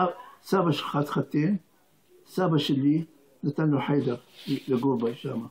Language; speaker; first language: Hebrew; non-native, fluent; Arabic